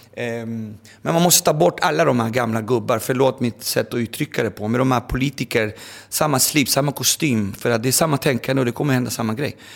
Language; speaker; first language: Swedish; early bilingual, other home language; Spanish